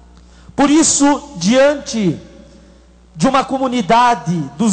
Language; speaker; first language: Portuguese; native; Portuguese